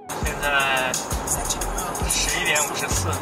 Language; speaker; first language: Chinese; native; Chinese